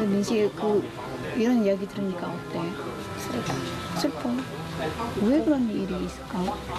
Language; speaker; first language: Korean; non-native, fluent; Khmer